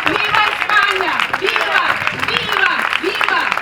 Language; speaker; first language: Spanish; non-native, fluent; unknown